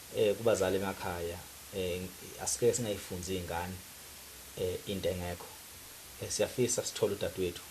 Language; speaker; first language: Zulu; native; Zulu